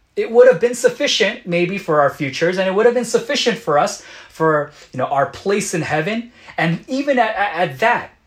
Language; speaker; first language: English; native; English